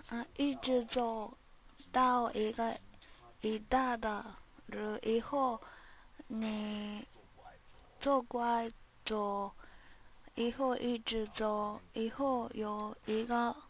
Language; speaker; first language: Chinese; non-native, learner; Japanese